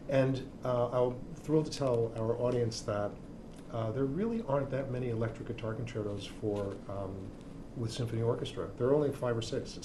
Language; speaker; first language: English; native; English